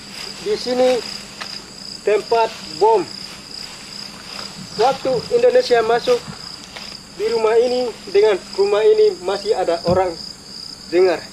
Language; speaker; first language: Indonesian; non-native, local second language; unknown